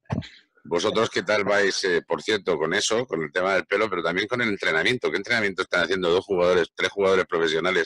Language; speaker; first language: Spanish; native; Spanish